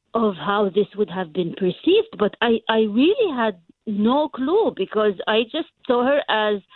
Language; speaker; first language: English; non-native, fluent; Arabic